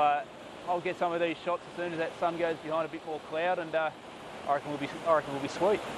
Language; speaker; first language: English; native; English